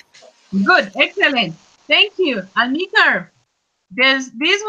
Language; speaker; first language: English; non-native, fluent; Spanish